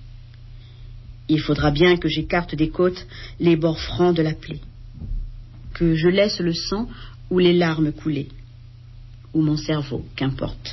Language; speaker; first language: French; native; French